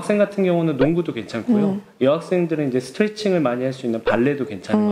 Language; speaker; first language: Korean; native; Korean